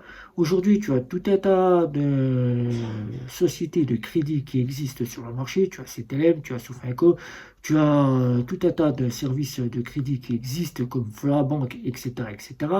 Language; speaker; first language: French; native; French